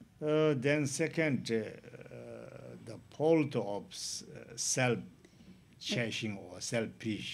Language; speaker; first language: English; non-native, learner; Tibetan